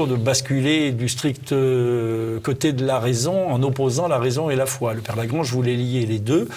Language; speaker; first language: French; native; French